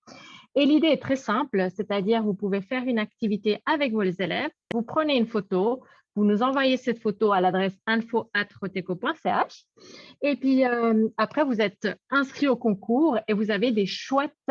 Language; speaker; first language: French; native; French